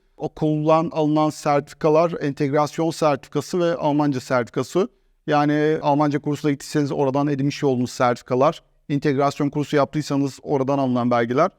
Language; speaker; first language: Turkish; native; Turkish